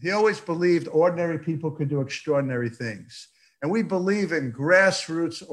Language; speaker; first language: English; early bilingual, other home language; Yiddish